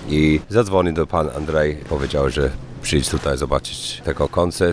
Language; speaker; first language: Polish; non-native, learner; English